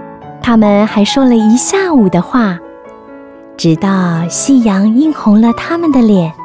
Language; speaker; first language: Chinese; native; Chinese